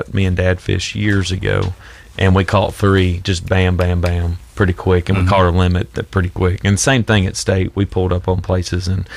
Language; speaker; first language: English; native; English